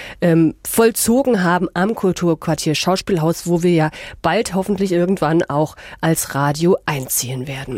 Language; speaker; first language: German; native; German